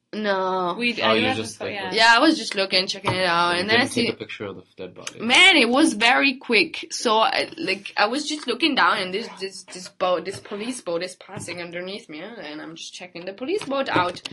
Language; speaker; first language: English; early bilingual, other home language; Italian